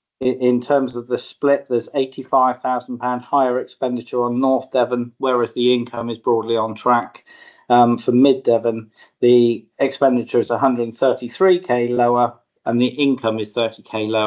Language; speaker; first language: English; native; English